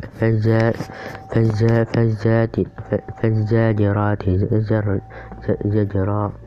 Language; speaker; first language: Arabic; non-native, learner; Indonesian